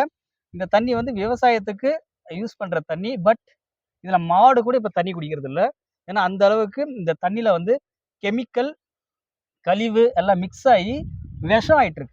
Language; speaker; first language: Tamil; native; Tamil